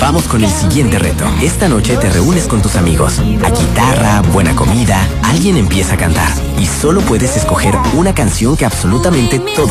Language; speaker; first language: Spanish; native; Spanish